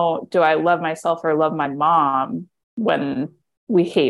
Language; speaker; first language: English; native; English